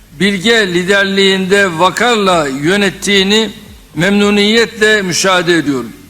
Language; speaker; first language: Turkish; native; Turkish